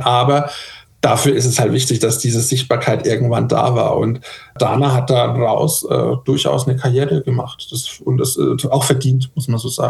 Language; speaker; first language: German; native; German